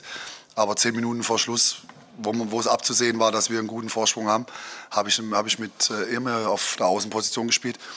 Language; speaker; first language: German; native; German